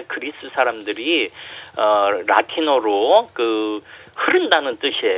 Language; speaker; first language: Korean; native; Korean